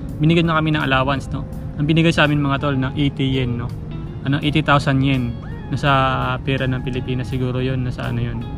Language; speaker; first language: Filipino; native; Filipino